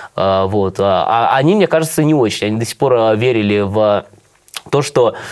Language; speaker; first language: Russian; native; Russian